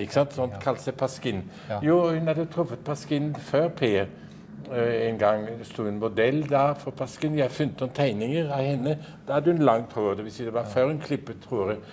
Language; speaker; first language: Norwegian; early bilingual, heritage; Norwegian